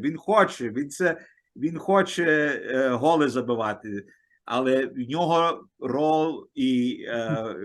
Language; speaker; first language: Ukrainian; early bilingual, heritage; Ukrainian